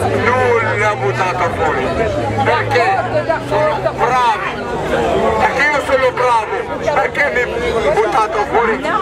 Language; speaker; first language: Italian; non-native, learner; Romanian